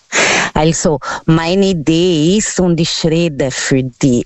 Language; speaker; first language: German; non-native, fluent; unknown